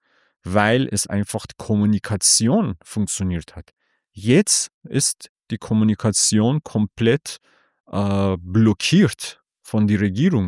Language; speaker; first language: German; non-native, fluent; Persian